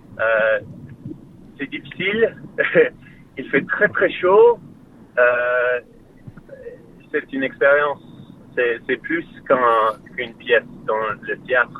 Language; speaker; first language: French; non-native, fluent; English